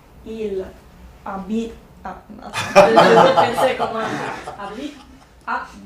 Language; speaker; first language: French; non-native, learner; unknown